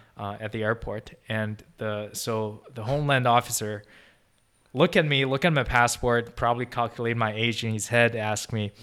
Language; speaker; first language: English; non-native, fluent; Chinese